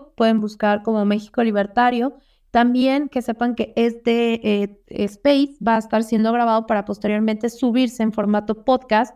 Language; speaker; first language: Spanish; native; Spanish